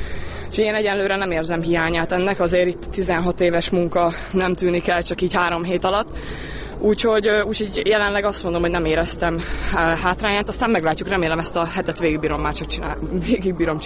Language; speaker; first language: Hungarian; native; Hungarian